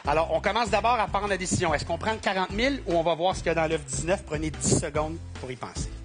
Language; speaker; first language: French; native; French